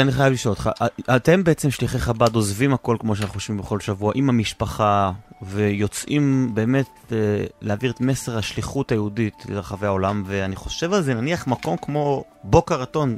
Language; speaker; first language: Hebrew; native; Hebrew